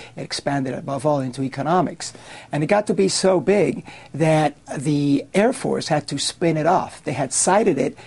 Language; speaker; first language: English; non-native, fluent; Spanish